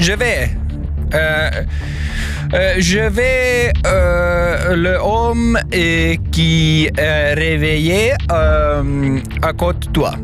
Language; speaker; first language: French; non-native, learner; Swedish